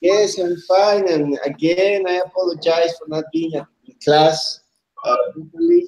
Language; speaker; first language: English; non-native, fluent; Spanish